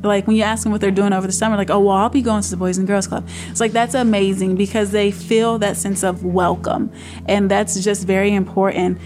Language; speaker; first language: English; native; English